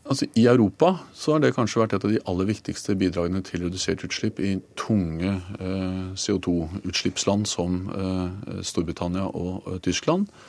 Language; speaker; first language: Norwegian; native; Norwegian